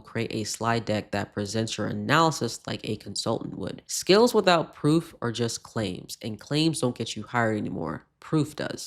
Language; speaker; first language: English; native; English